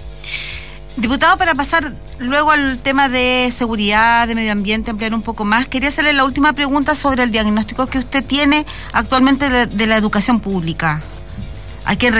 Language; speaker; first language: Spanish; native; Spanish